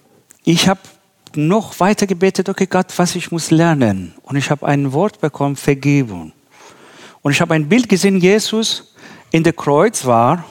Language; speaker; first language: German; non-native, learner; Persian